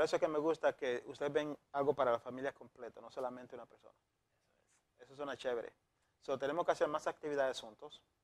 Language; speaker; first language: Spanish; native; Spanish